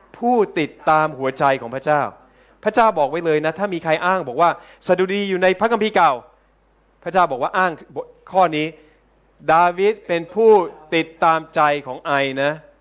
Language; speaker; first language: Thai; non-native, fluent; English